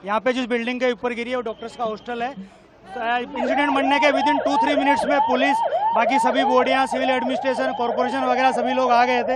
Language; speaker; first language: Hindi; non-native, local second language; Gujarati